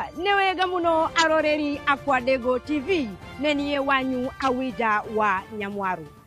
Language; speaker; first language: Kikuyu; non-native, local second language; Luyia